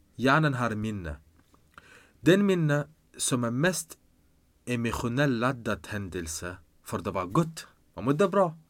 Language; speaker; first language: Swedish; non-native, fluent; Arabic